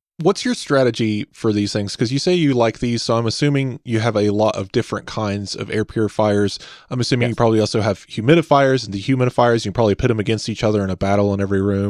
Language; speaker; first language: English; native; English